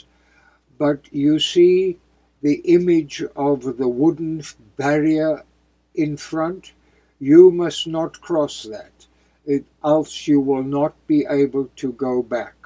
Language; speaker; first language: English; native; English